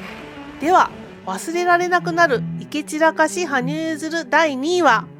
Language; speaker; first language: Japanese; native; Japanese